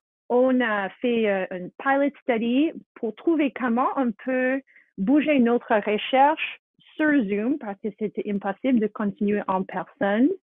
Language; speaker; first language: French; non-native, fluent; English